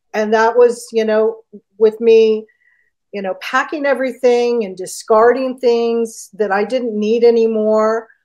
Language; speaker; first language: English; native; English